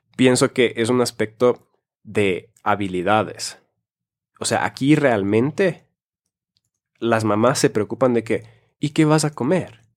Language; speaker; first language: Spanish; early bilingual, heritage; Spanish